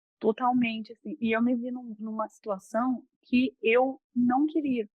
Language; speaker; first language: Portuguese; native; Portuguese